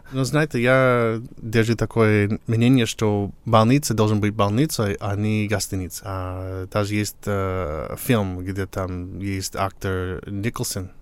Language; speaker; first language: Russian; non-native, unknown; English